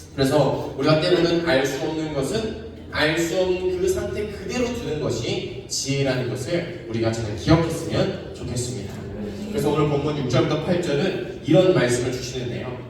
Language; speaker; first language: Korean; native; Korean